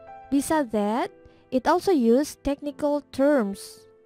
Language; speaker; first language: English; non-native, fluent; Indonesian